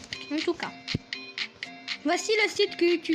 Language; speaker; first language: French; native; French